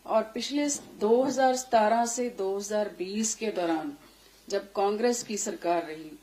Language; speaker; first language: Hindi; non-native, local second language; Punjabi